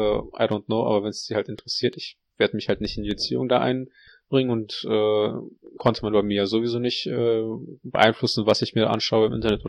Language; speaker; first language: German; native; German